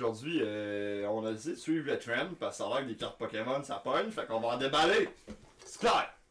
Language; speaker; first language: French; native; French